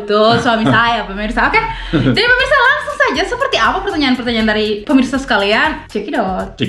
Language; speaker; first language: Indonesian; non-native, local second language; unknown